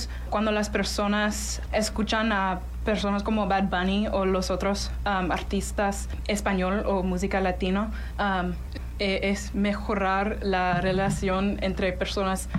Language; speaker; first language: Spanish; non-native, learner; English